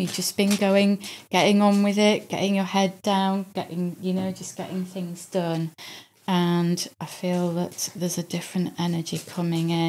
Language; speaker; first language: English; native; English